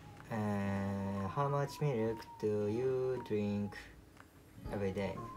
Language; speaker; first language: English; non-native, learner; Japanese